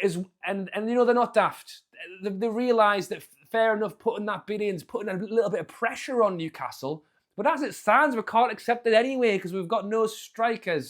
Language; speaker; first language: English; native; English